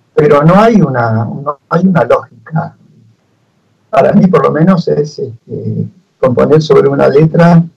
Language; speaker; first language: Spanish; native; Spanish